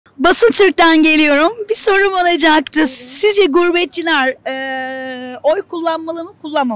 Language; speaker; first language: Turkish; native; Turkish